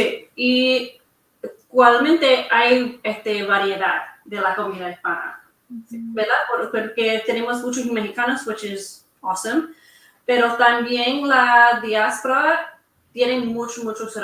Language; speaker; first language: Spanish; early bilingual, heritage; English